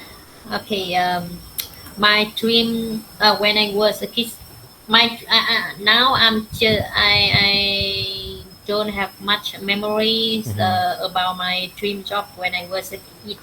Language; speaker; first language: English; non-native, learner; Vietnamese